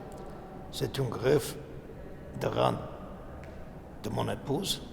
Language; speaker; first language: French; non-native, learner; Armenian